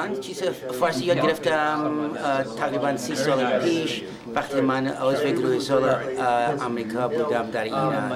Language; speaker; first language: Persian; non-native, learner; English